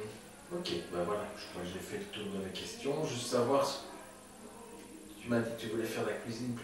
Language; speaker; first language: French; native; French